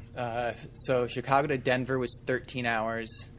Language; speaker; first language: English; native; English